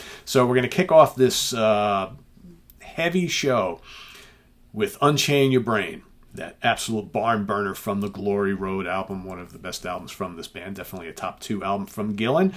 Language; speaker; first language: English; native; English